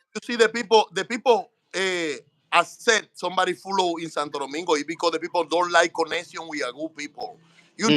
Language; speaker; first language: English; non-native, learner; Spanish